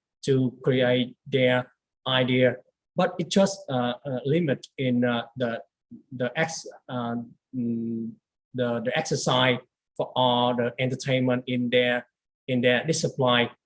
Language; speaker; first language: English; non-native, learner; Vietnamese